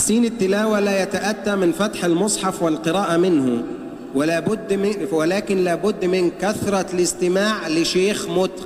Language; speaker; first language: Arabic; native; Arabic